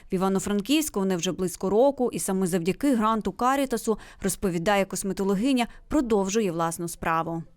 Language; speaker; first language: Ukrainian; native; Ukrainian